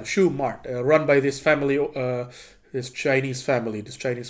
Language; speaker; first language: English; non-native, local second language; Filipino